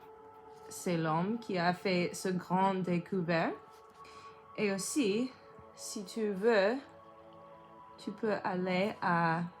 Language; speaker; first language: French; non-native, learner; English